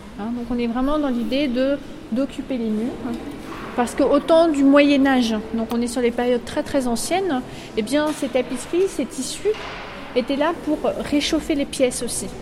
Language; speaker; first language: French; native; French